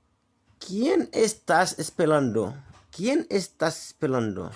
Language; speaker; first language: Spanish; non-native, learner; Haitian Creole